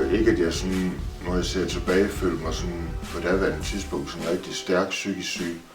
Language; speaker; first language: Danish; native; Danish